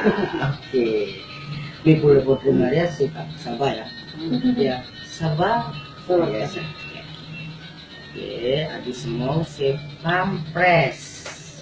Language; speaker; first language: French; non-native, learner; Indonesian